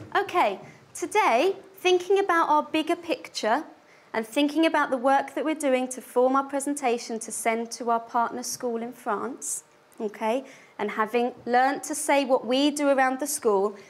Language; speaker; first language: English; native; English